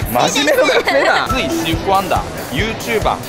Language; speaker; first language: Chinese; non-native, learner; Japanese